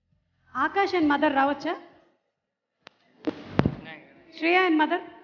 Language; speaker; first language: Telugu; native; Telugu